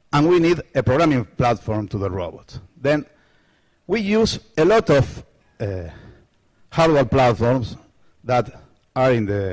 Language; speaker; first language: English; non-native, learner; Spanish